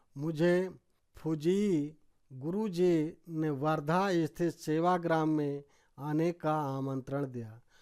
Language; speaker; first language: Hindi; native; Hindi